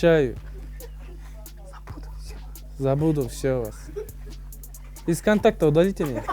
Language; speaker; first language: Russian; non-native, local second language; Kazakh